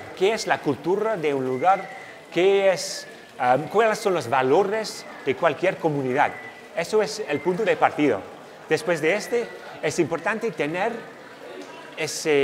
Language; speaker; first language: Spanish; non-native, fluent; English